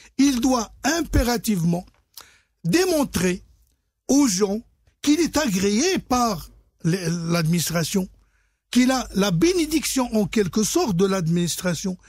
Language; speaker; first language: French; non-native, local second language; Arabic